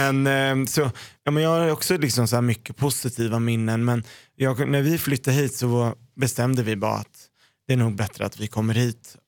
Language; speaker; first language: Swedish; early bilingual, other home language; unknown